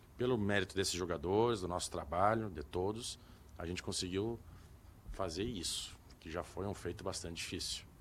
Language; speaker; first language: Portuguese; native; Portuguese